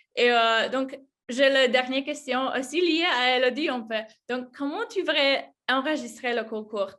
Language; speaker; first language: French; non-native, fluent; Polish